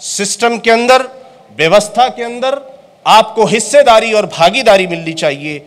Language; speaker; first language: Hindi; native; Hindi